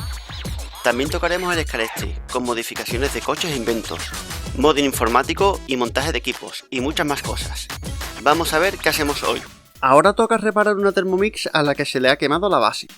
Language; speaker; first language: Spanish; native; Spanish